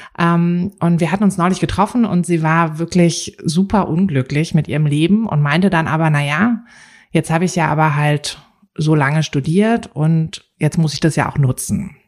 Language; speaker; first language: German; native; German